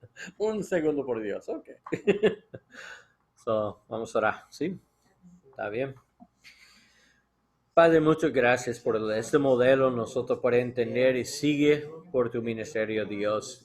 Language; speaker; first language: Spanish; non-native, learner; English